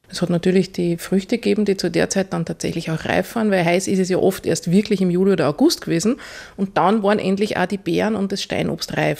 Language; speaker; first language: German; native; German